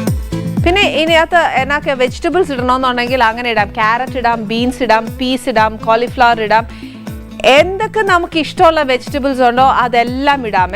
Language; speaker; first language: Malayalam; native; Malayalam